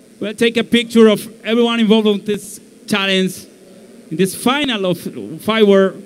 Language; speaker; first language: English; non-native, learner; Portuguese